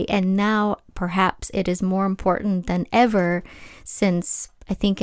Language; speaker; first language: English; non-native, fluent; Ukrainian